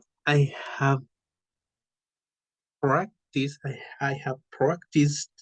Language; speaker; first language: English; non-native, learner; Spanish